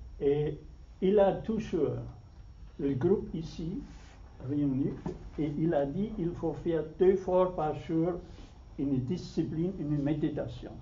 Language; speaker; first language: French; non-native, fluent; German